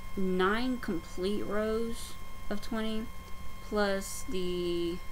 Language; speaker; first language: English; native; English